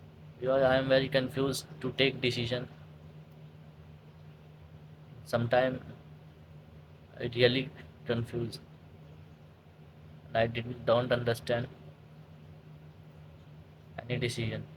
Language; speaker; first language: English; non-native, learner; Hindi